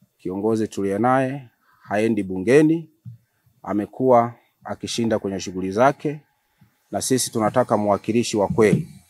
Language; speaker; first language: Swahili; native; Swahili